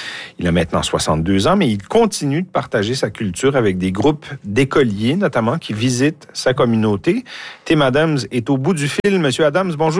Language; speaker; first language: French; native; French